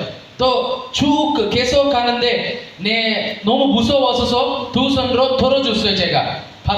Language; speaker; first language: Korean; non-native, learner; Telugu